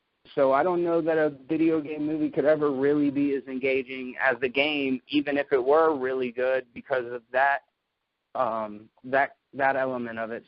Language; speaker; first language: English; native; English